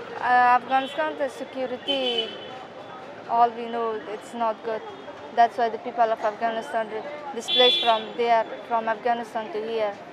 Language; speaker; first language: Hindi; non-native, learner; Persian